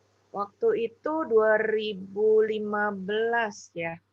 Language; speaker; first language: Indonesian; native; Indonesian